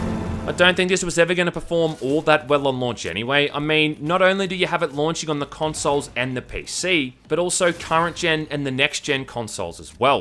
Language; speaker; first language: English; native; English